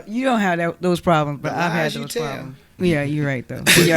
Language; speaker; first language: English; native; English